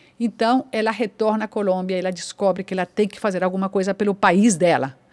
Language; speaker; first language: Portuguese; non-native, fluent; Spanish